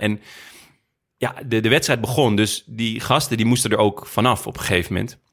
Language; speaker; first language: Dutch; native; Dutch